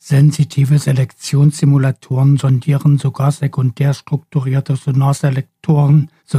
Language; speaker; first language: German; native; German